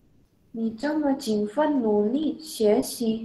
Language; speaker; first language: Chinese; non-native, learner; Indonesian